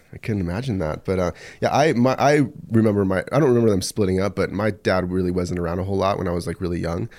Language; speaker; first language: English; early bilingual, other home language; Spanish